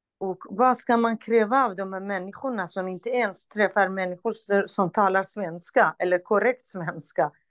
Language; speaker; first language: Swedish; non-native, fluent; Central Kurdish